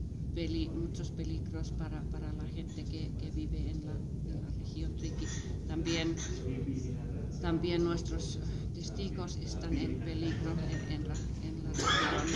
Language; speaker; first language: Spanish; non-native, fluent; Finnish